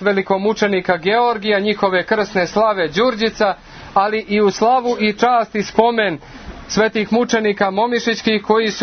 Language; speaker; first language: Croatian; native; Croatian